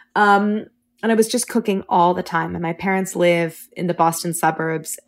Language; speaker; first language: English; native; English